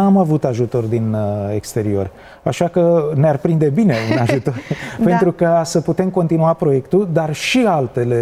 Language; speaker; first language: Romanian; native; Romanian